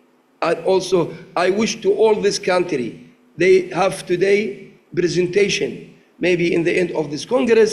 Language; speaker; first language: English; non-native, learner; Arabic